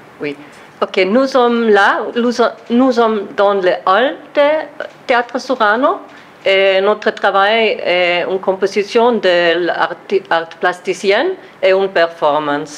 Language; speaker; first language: French; non-native, learner; German